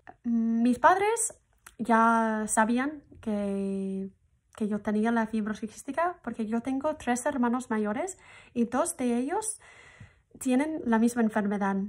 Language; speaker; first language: Spanish; non-native, fluent; English